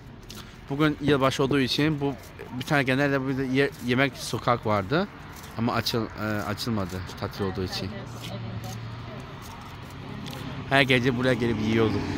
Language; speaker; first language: Turkish; non-native, learner; Chinese